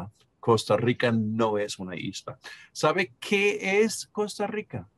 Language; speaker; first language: Spanish; non-native, fluent; English